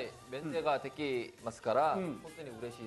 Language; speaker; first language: Japanese; non-native, learner; Korean